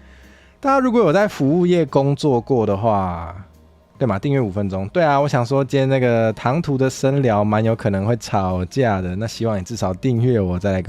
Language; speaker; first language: Chinese; native; Chinese